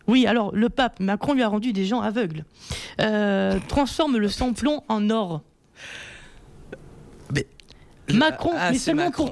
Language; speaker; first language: French; native; French